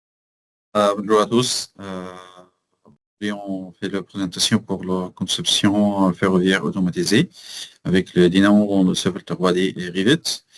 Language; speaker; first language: French; non-native, learner; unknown